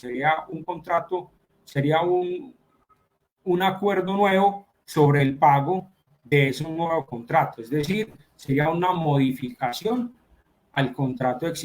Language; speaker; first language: Spanish; native; Spanish